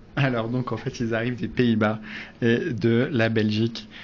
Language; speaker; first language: French; native; French